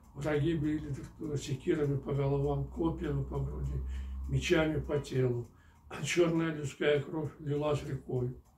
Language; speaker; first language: Russian; non-native, local second language; Kyrgyz